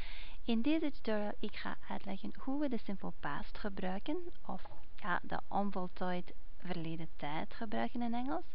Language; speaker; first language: Dutch; non-native, fluent; English